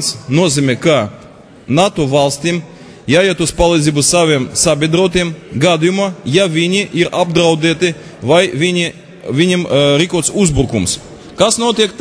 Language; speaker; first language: Latvian; non-native, local second language; Russian